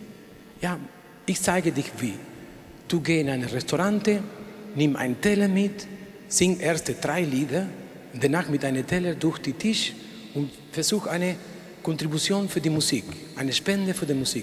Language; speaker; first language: German; non-native, learner; Spanish